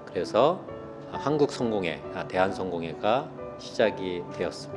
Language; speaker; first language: Korean; native; Korean